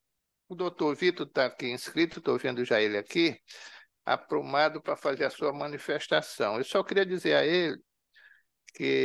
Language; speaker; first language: Portuguese; native; Portuguese